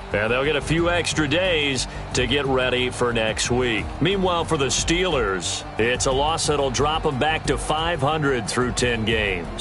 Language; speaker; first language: English; native; English